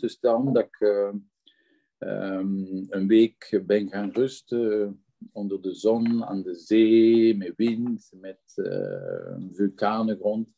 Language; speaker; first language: Dutch; non-native, local second language; French